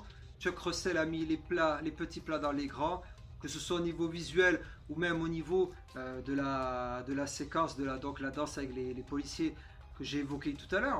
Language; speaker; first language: French; native; French